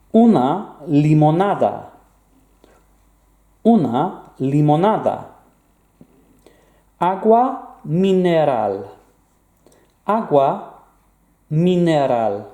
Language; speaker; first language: Spanish; non-native, fluent; English